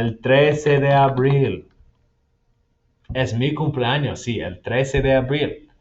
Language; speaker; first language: Spanish; non-native, fluent; English